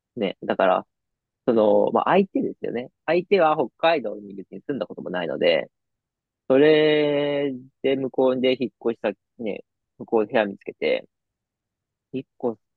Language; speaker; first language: Japanese; native; Japanese